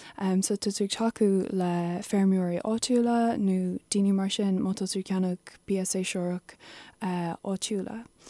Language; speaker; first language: Irish; non-native, local second language; English